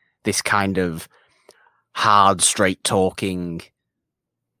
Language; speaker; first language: English; native; English